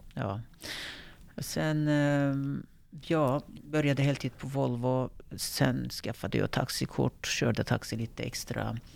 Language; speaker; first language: Swedish; non-native, fluent; Turkish